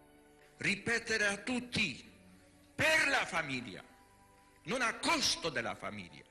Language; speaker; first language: Italian; non-native, fluent; Polish